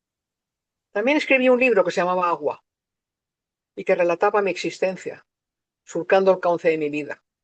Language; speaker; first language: Spanish; native; Spanish